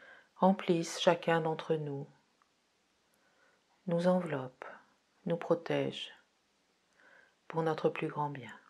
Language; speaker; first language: French; native; French